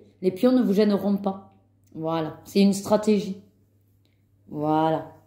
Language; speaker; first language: French; native; French